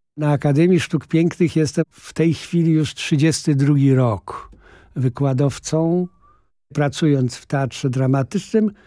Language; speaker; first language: Polish; native; Polish